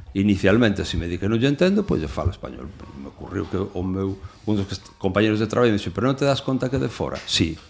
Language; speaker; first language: Galician; non-native, local second language; Spanish